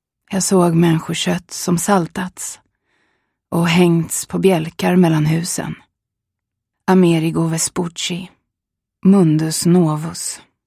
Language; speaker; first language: Swedish; native; Swedish